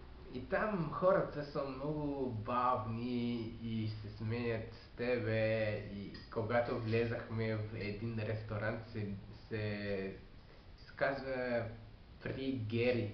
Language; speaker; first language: Bulgarian; non-native, learner; French